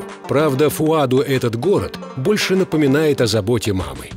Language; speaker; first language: Russian; native; Russian